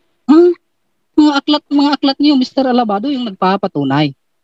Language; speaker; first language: Filipino; non-native, local second language; Cebuano